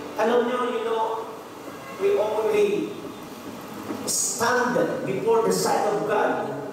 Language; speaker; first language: English; non-native, local second language; Filipino